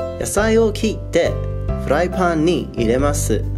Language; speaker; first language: Japanese; non-native, learner; English